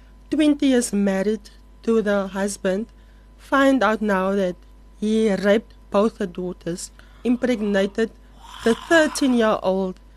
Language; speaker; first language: English; non-native, local second language; Afrikaans